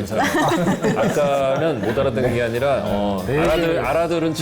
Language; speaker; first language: Korean; native; Korean